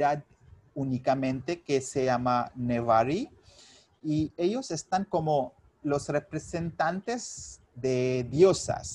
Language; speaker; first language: Spanish; non-native, fluent; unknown